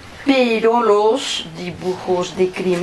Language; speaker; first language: Spanish; non-native, fluent; Russian